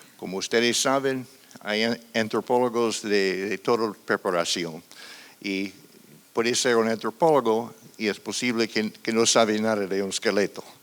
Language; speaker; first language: Spanish; non-native, fluent; English